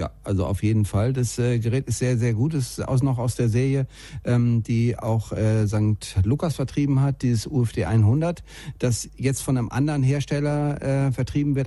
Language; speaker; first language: German; native; German